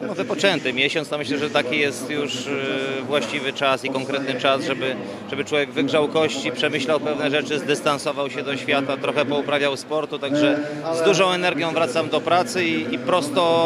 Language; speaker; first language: Polish; native; Polish